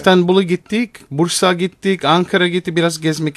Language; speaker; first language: Turkish; non-native, learner; English